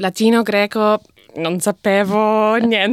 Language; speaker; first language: Italian; non-native, fluent; English